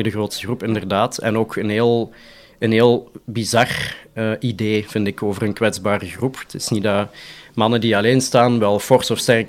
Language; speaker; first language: Dutch; native; Dutch